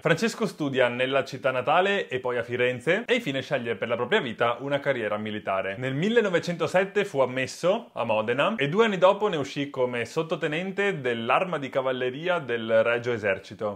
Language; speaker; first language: Italian; native; Italian